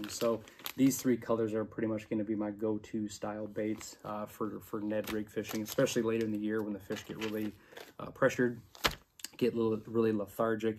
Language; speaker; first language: English; native; English